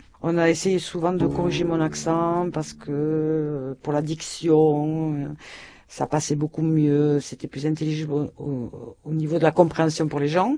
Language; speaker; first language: French; native; French